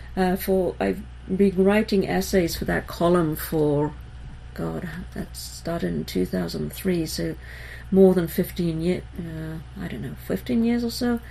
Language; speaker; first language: English; early bilingual, other home language; Hebrew